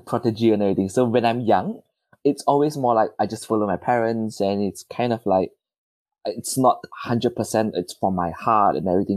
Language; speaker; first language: English; non-native, local second language; Chinese